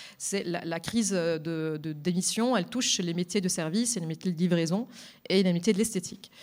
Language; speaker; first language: French; non-native, local second language; Arabic